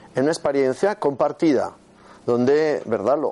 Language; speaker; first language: Spanish; native; Spanish